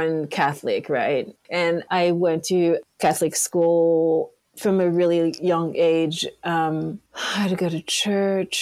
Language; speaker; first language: English; non-native, local second language; French